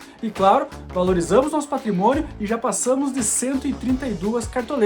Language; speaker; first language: Portuguese; native; Portuguese